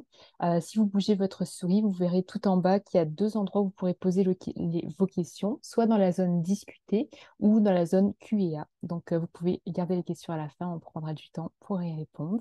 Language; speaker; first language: French; native; French